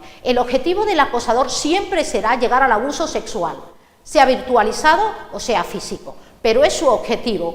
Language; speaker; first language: Spanish; native; Spanish